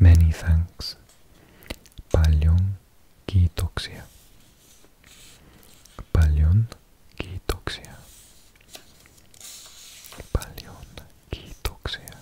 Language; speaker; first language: Finnish; non-native, learner; English